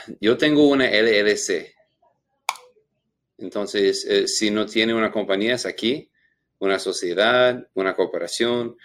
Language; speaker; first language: Spanish; non-native, learner; English